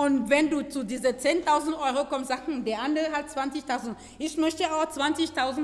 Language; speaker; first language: German; non-native, fluent; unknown